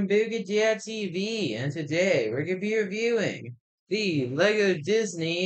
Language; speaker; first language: English; native; English